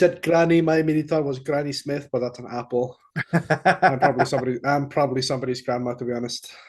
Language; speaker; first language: English; non-native, fluent; Icelandic